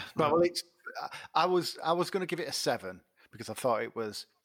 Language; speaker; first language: English; native; English